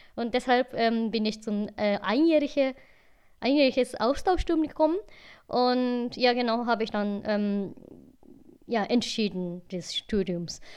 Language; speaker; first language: German; non-native, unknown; Japanese